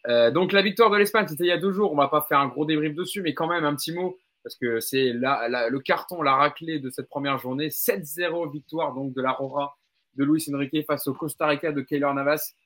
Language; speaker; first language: French; native; French